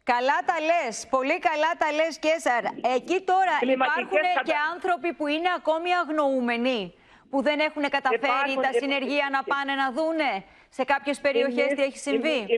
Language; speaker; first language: Greek; native; Greek